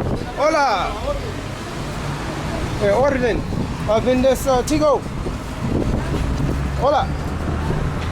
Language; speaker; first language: Spanish; non-native, learner; English